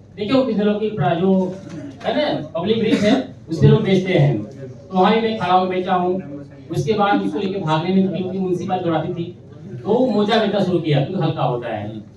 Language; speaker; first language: Hindi; native; Hindi